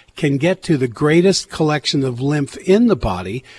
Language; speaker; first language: English; native; English